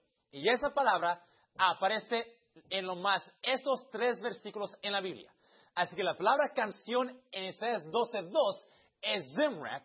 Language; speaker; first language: Spanish; early bilingual, heritage; Spanish